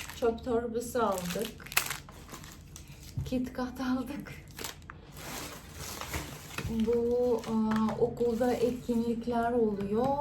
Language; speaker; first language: Turkish; non-native, fluent; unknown